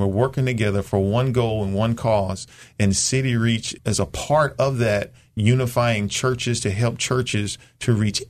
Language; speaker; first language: English; native; English